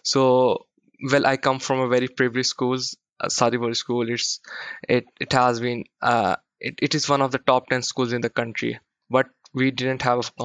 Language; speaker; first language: English; non-native, local second language; Urdu